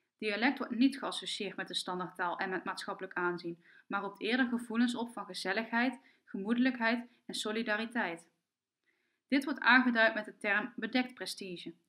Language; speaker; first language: Dutch; native; Dutch